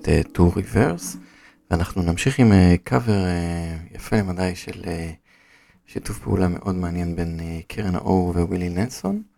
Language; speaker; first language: Hebrew; native; Hebrew